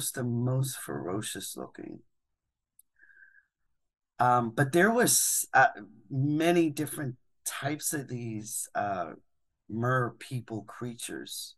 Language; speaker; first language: English; native; English